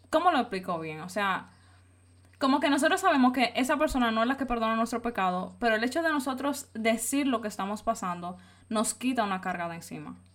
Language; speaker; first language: Spanish; native; Spanish